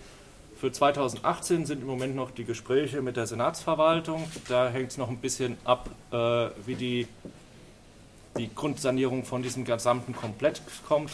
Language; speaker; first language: German; native; German